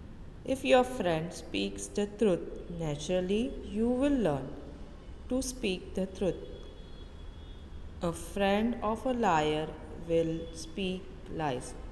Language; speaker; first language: English; non-native, local second language; Hindi